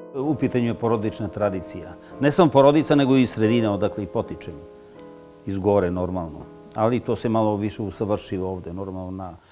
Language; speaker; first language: Serbian; non-native, local second language; Gurani